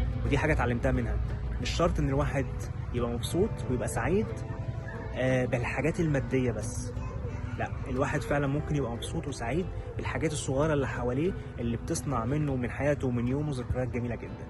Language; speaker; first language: Arabic; native; Arabic